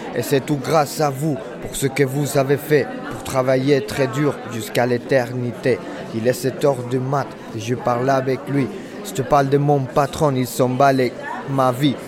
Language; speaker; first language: French; non-native, fluent; Spanish